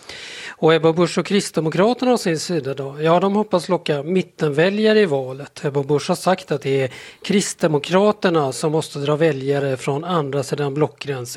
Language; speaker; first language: Swedish; native; Swedish